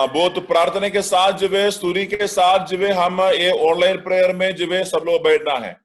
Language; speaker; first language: Hindi; non-native, local second language; Malayalam